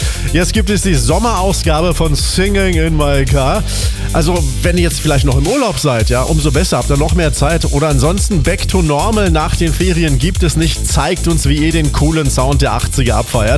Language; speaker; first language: German; native; German